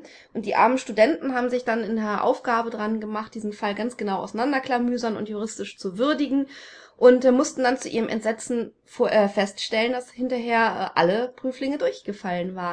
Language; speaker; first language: German; native; German